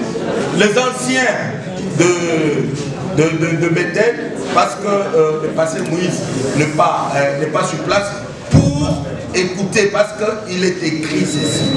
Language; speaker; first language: French; non-native, local second language; Lingala